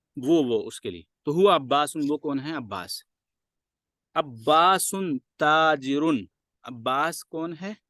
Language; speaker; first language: Urdu; native; Urdu